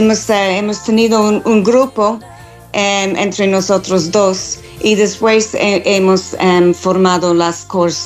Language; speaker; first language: Spanish; non-native, fluent; English